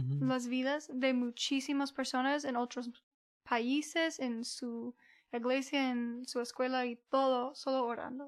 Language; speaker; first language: Spanish; early bilingual, heritage; English